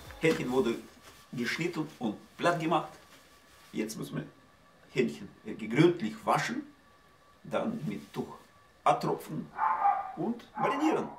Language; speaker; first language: German; non-native, learner; Russian